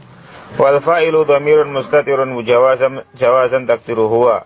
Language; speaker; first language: Arabic; non-native, fluent; Indonesian